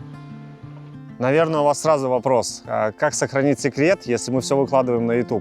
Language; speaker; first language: Russian; native; Russian